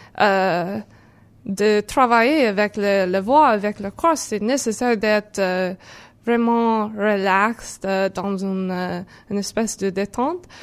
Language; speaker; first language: French; non-native, learner; English